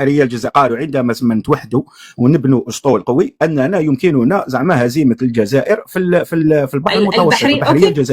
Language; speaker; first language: Arabic; native; Arabic